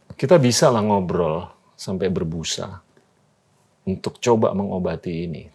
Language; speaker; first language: Indonesian; native; Indonesian